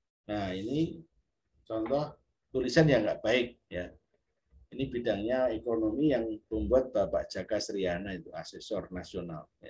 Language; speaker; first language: Indonesian; native; Indonesian